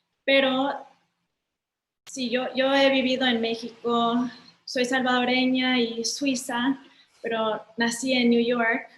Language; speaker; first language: Spanish; early bilingual, heritage; Spanish